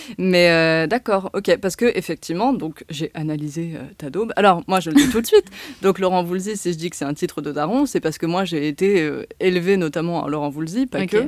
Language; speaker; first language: French; native; French